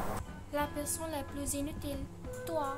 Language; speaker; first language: French; non-native, learner; Malay